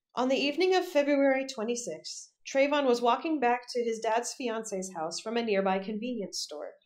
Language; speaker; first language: English; native; English